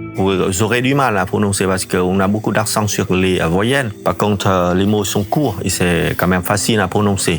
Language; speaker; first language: French; non-native, fluent; Vietnamese